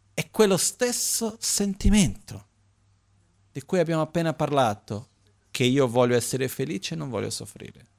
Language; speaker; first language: Italian; non-native, fluent; Portuguese